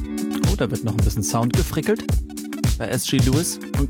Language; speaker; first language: German; native; German